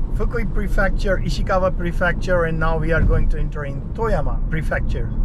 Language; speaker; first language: English; non-native, local second language; Urdu